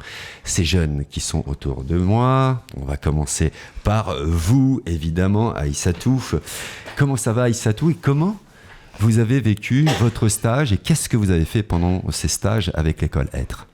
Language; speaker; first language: French; native; French